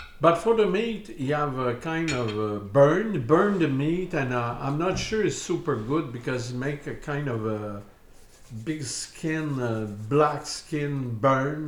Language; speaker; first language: English; non-native, learner; French